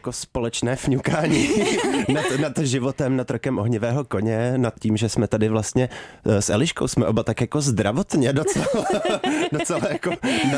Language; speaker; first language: Czech; native; Czech